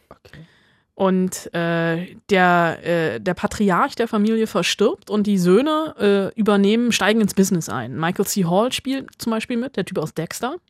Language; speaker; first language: German; native; German